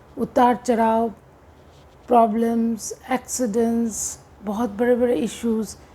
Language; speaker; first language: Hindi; non-native, local second language; Bangla